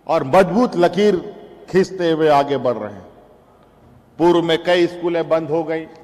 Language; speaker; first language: Hindi; native; Hindi